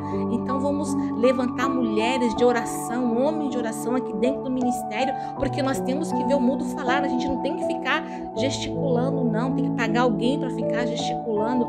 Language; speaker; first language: Portuguese; native; Portuguese